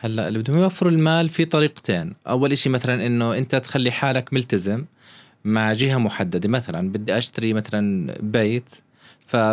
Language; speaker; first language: Arabic; native; Arabic